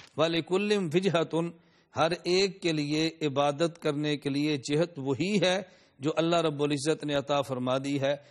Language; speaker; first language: Urdu; non-native, local second language; Punjabi